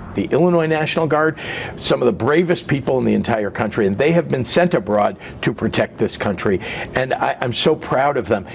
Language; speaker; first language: English; native; English